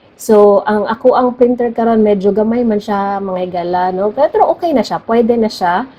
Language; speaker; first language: Cebuano; native; Cebuano